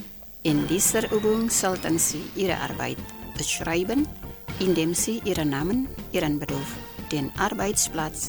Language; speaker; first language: German; non-native, fluent; Indonesian